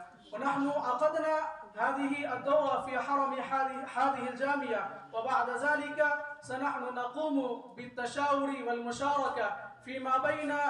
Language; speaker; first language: Arabic; non-native, fluent; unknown